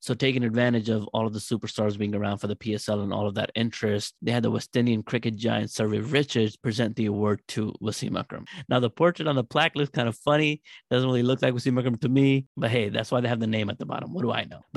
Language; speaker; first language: English; non-native, local second language; Urdu